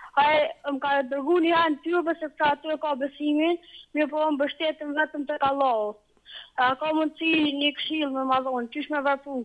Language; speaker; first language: Albanian; early bilingual, heritage; Albanian